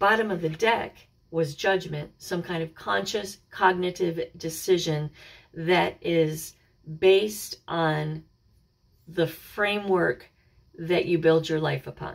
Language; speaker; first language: English; native; English